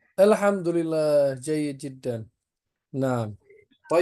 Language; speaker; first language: Arabic; non-native, fluent; Indonesian